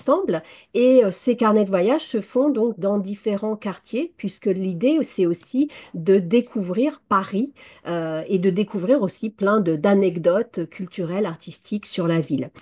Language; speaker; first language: French; native; French